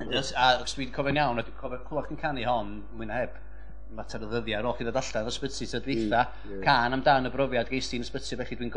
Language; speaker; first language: Welsh; native; Welsh